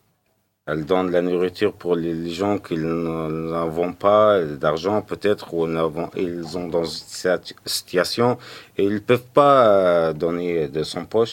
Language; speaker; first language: French; non-native, learner; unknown